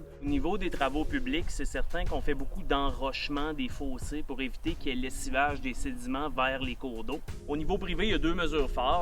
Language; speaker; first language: French; native; French